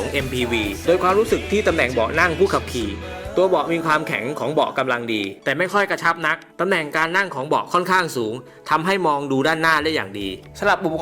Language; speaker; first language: Thai; native; Thai